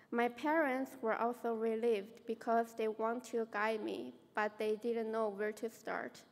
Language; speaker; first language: English; non-native, fluent; Chinese